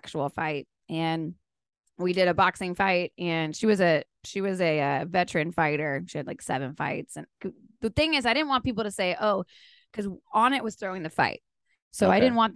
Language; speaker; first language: English; native; English